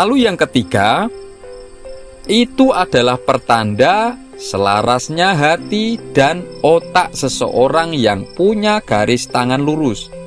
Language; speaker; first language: Indonesian; non-native, local second language; Javanese